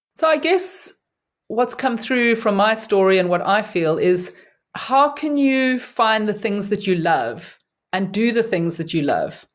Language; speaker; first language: English; native; English